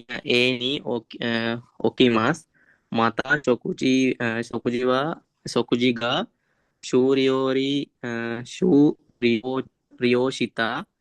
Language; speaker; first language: Japanese; non-native, learner; Sinhala